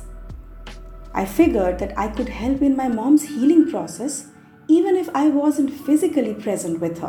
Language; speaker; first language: English; non-native, local second language; Bangla